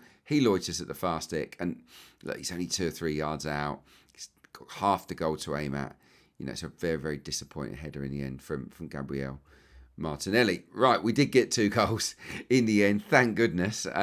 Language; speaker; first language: English; native; English